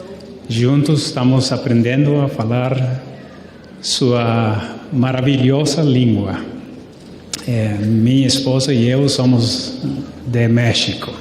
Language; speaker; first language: Portuguese; non-native, learner; Spanish